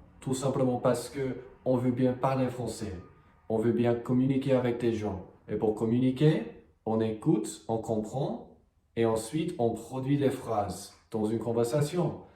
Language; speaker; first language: French; non-native, fluent; English